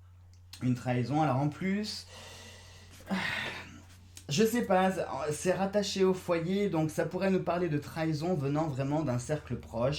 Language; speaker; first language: French; native; French